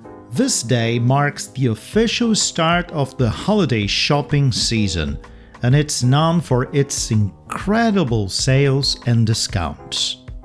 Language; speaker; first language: English; non-native, fluent; Portuguese